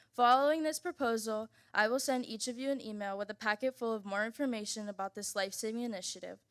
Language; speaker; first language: English; native; English